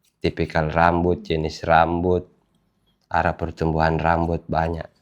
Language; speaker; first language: Indonesian; native; Indonesian